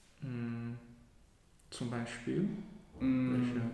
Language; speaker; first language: German; non-native, learner; Cantonese